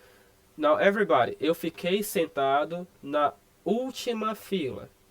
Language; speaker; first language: Portuguese; non-native, fluent; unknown